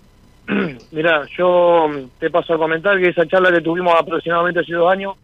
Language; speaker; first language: Spanish; native; Spanish